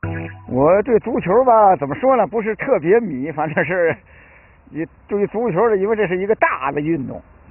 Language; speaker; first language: Chinese; native; Chinese